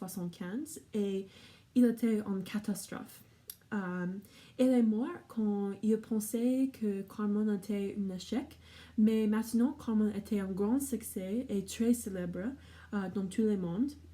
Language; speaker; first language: French; non-native, learner; English